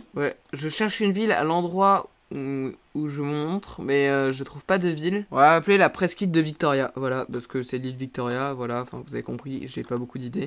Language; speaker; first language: French; native; French